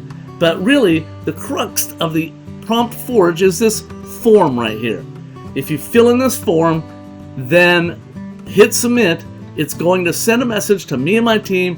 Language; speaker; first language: English; native; English